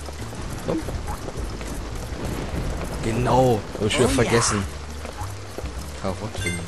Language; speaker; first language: German; native; German